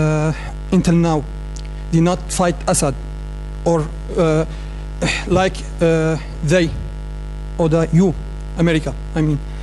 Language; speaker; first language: English; non-native, learner; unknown